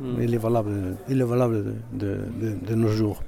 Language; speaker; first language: French; non-native, fluent; Basque